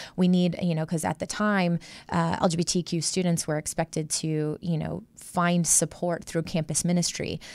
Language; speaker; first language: English; native; English